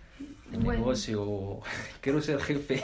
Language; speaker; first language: Spanish; non-native, learner; Arabic